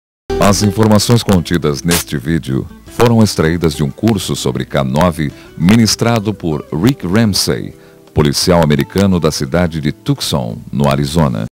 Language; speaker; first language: Portuguese; native; Portuguese